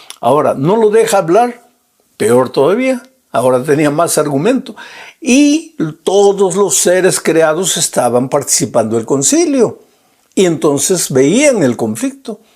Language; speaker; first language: Spanish; native; Spanish